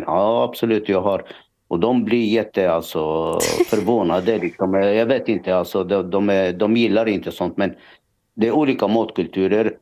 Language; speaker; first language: Swedish; non-native, fluent; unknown